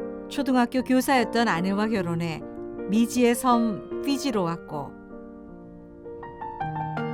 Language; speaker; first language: Korean; native; Korean